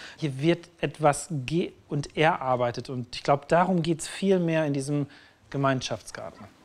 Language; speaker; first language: German; native; German